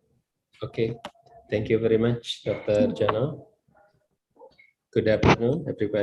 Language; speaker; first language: English; non-native, learner; Indonesian